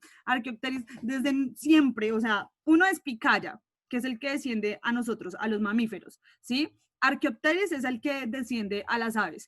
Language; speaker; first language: Spanish; native; Spanish